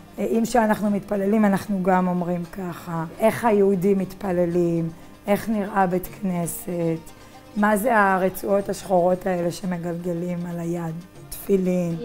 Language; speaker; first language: Hebrew; native; Hebrew